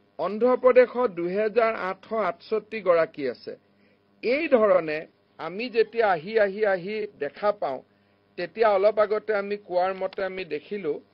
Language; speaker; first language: Assamese; native; Assamese